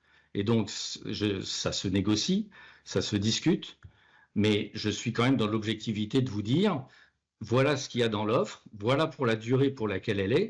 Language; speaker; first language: French; native; French